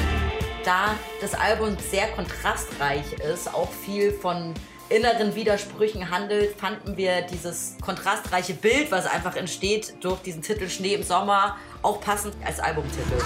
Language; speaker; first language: German; native; German